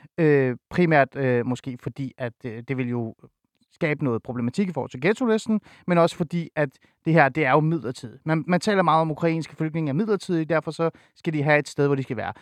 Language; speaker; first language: Danish; early bilingual, other home language; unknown